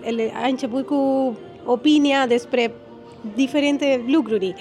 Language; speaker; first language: Romanian; non-native, learner; Spanish